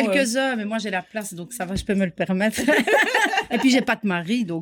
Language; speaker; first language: French; native; French